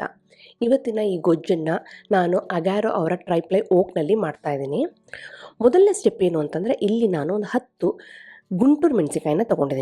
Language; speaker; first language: Kannada; native; Kannada